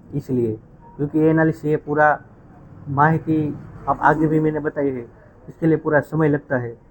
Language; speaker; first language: Hindi; non-native, local second language; Gujarati